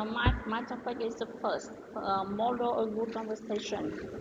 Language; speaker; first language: English; non-native, learner; Vietnamese